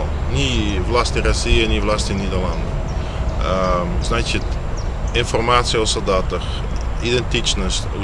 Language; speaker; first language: Russian; non-native, fluent; Dutch